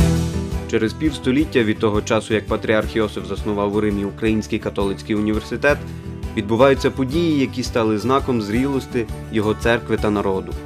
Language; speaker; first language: Ukrainian; native; Ukrainian